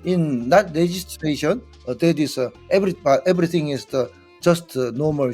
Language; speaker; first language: English; non-native, learner; Korean